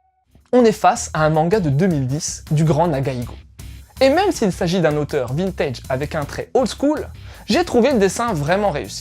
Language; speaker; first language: French; native; French